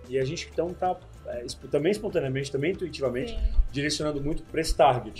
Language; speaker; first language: Portuguese; native; Portuguese